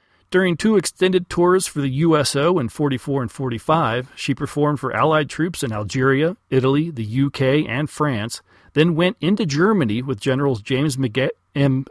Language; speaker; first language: English; native; English